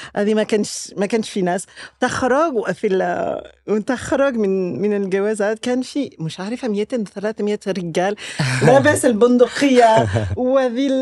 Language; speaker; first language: Arabic; non-native, fluent; French